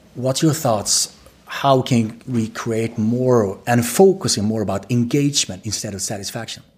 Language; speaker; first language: English; non-native, fluent; Swedish